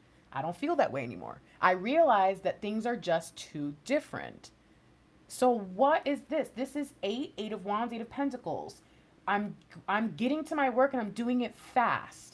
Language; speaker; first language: English; native; English